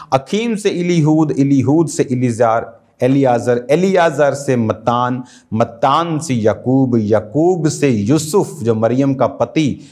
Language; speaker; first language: Hindi; non-native, local second language; Punjabi